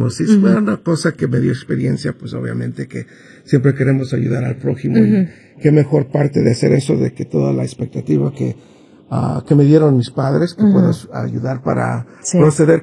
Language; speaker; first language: Spanish; early bilingual, heritage; Spanish